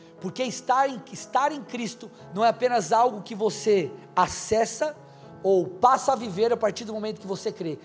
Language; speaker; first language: Portuguese; native; Portuguese